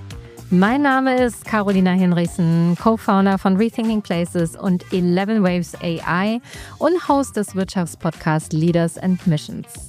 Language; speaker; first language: German; native; German